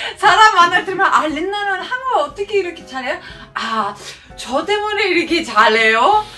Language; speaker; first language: Korean; non-native, fluent; German